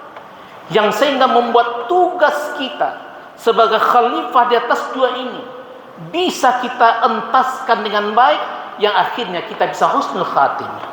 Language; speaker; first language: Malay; non-native, local second language; Minangkabau